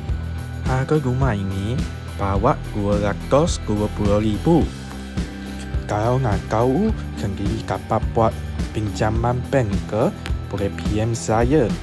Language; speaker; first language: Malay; non-native, local second language; Chinese